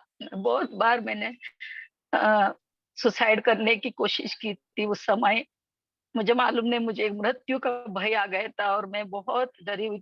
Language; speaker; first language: Hindi; non-native, local second language; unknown